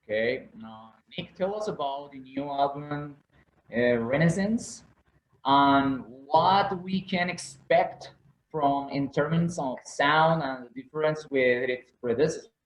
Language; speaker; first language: English; non-native, learner; Spanish